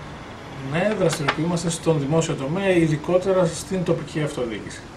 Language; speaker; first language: Greek; native; Greek